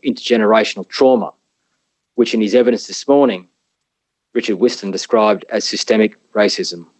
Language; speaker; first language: English; native; English